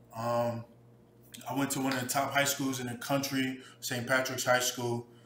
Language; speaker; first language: English; native; English